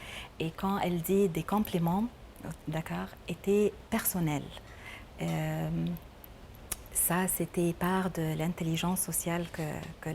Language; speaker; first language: French; non-native, learner; Arabic